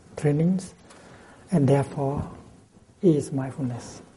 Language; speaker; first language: English; non-native, fluent; Vietnamese